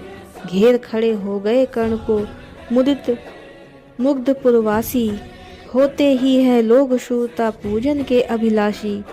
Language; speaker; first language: Hindi; native; Hindi